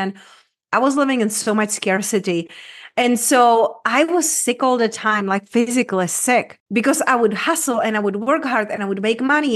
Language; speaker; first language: English; non-native, fluent; Czech